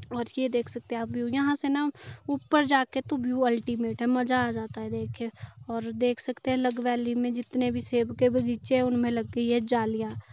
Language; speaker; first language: Hindi; native; Hindi